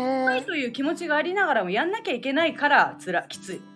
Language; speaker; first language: Japanese; native; Japanese